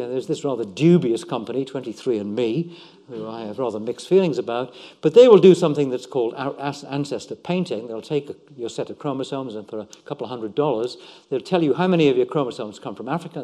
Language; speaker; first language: English; native; English